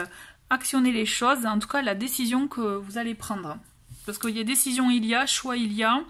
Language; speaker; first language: French; native; French